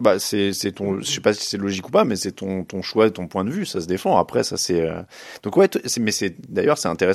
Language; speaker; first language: French; native; French